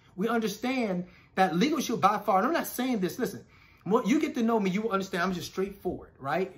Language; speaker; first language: English; native; English